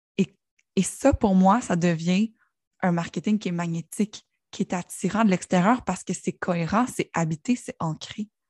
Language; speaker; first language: French; native; French